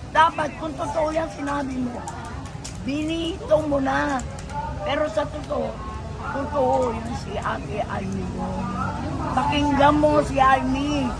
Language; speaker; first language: Filipino; non-native, local second language; Iloko